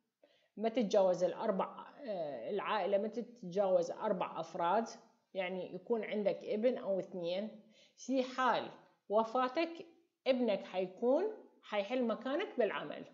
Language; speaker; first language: Arabic; native; Arabic